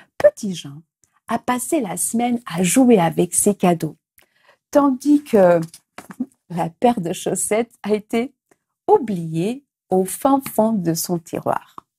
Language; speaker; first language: French; non-native, fluent; Portuguese